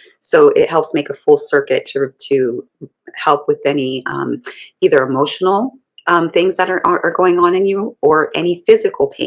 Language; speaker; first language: English; native; English